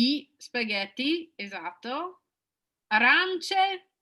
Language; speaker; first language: Italian; non-native, fluent; English